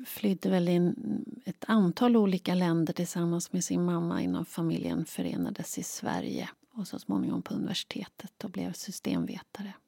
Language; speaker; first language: Swedish; native; Swedish